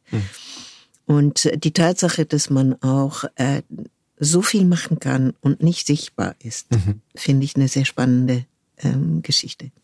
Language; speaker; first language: German; non-native, fluent; French